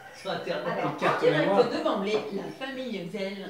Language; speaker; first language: French; native; French